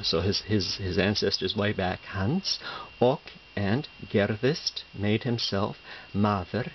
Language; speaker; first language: English; native; English